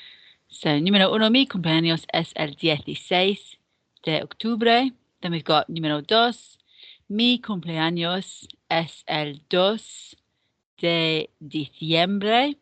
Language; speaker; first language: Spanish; non-native, fluent; English